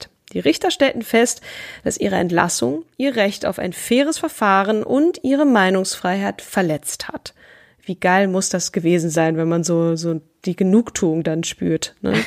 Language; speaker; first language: German; native; German